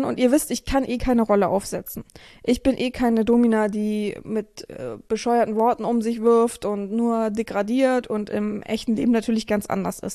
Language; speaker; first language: German; native; German